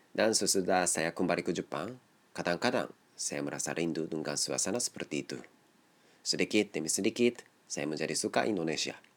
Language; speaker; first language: Indonesian; non-native, learner; Japanese